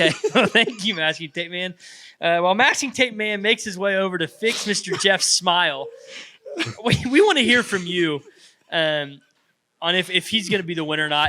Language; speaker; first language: English; native; English